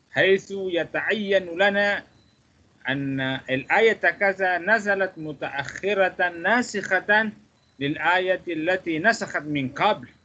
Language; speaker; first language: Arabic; non-native, fluent; Malay